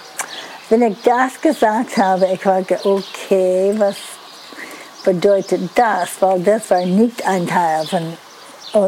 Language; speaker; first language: German; non-native, fluent; English